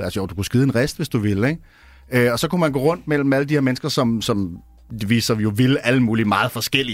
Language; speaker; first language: Danish; native; Danish